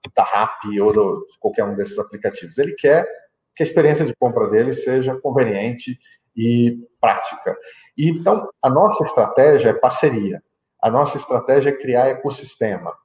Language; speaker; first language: Portuguese; native; Portuguese